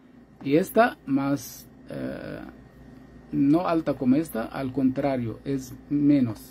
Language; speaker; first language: Spanish; non-native, fluent; Arabic